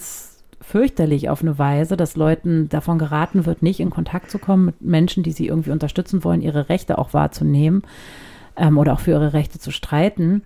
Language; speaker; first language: German; native; German